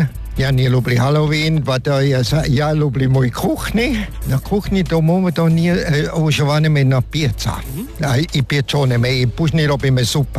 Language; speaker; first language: Polish; non-native, learner; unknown